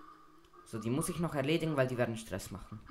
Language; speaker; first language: German; native; German